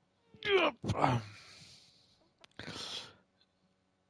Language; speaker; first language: French; native; French